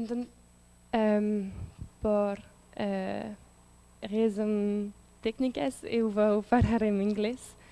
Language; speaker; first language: Portuguese; non-native, learner; French